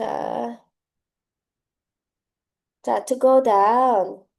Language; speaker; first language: Korean; non-native, fluent; Filipino